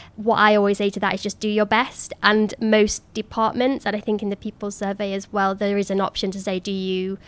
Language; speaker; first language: English; native; English